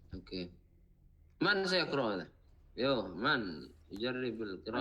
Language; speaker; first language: Arabic; non-native, fluent; Indonesian